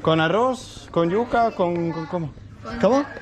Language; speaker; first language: Spanish; non-native, learner; Danish